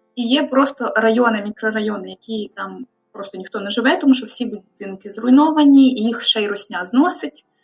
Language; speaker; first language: Ukrainian; non-native, local second language; Russian